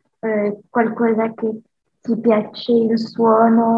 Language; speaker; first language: Italian; non-native, learner; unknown